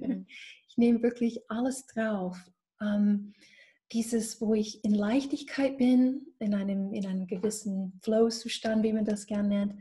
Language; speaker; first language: German; non-native, fluent; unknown